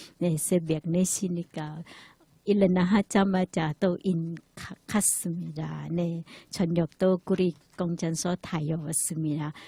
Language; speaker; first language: Korean; non-native, learner; Thai